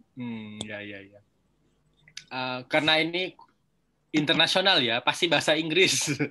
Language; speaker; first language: Indonesian; native; Indonesian